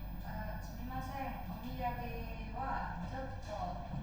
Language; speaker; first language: Japanese; non-native, learner; Indonesian